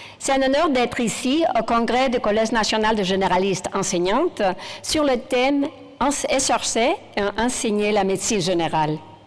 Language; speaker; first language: French; non-native, fluent; Spanish